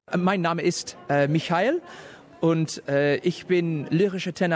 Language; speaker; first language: German; non-native, learner; English